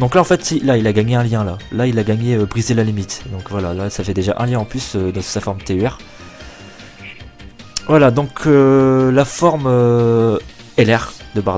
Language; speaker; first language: French; native; French